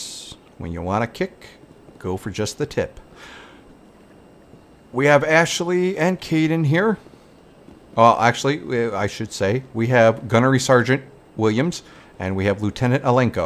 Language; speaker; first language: English; native; English